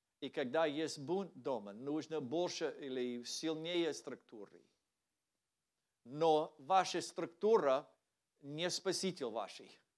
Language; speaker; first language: Russian; non-native, learner; English